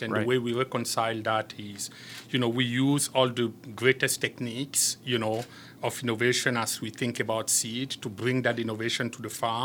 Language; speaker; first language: English; non-native, local second language; French